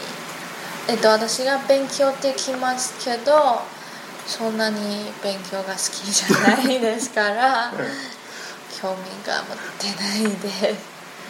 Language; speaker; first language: Japanese; non-native, learner; Chinese